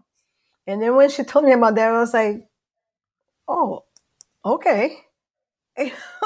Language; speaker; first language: English; non-native, fluent; Portuguese